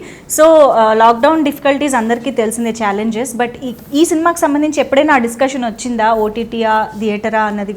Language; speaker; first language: Telugu; native; Telugu